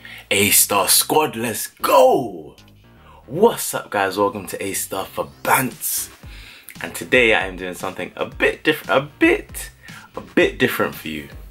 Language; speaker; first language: English; native; English